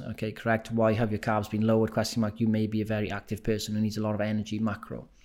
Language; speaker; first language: English; native; English